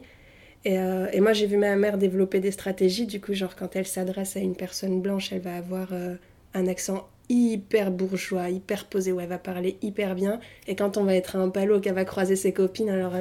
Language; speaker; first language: French; early bilingual, other home language; Arabic